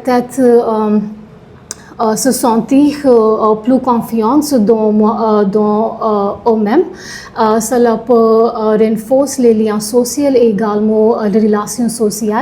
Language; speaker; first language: French; non-native, learner; Punjabi